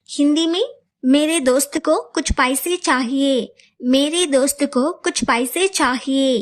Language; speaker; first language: Hindi; non-native, local second language; Telugu